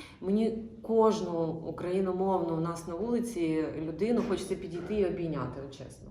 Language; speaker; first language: Ukrainian; non-native, local second language; Russian